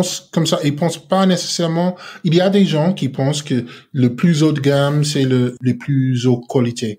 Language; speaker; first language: French; non-native, learner; English